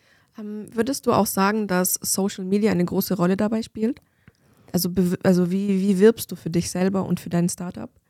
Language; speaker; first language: German; native; German